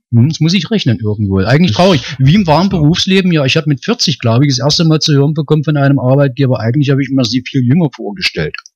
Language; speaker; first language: German; native; German